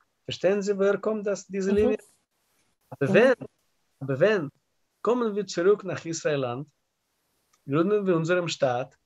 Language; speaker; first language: German; non-native, learner; Russian